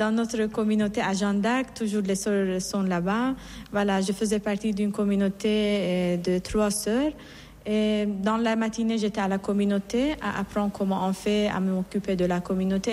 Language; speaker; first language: French; non-native, fluent; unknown